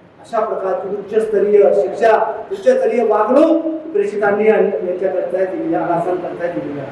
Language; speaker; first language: Marathi; non-native, local second language; Urdu